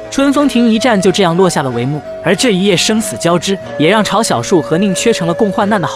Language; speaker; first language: Chinese; native; Chinese